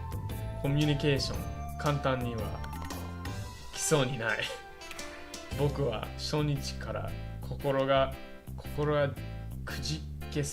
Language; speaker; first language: Japanese; non-native, fluent; English